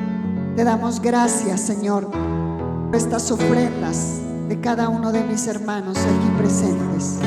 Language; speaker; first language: Spanish; native; Spanish